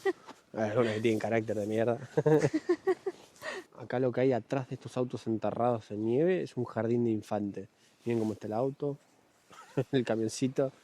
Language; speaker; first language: Spanish; native; Spanish